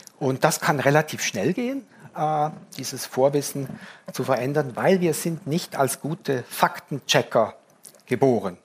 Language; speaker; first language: German; native; German